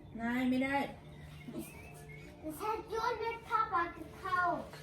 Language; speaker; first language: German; early bilingual, other home language; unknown